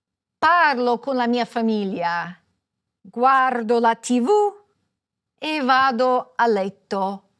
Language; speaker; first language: Italian; non-native, fluent; English